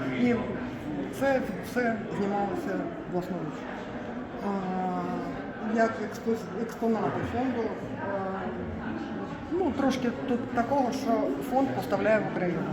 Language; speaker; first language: Ukrainian; native; Ukrainian